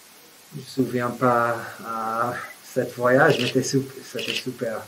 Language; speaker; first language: French; non-native, fluent; English